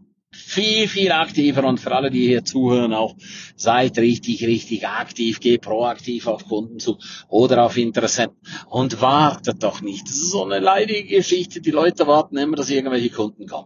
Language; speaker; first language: German; native; German